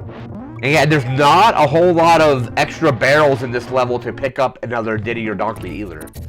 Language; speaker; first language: English; native; English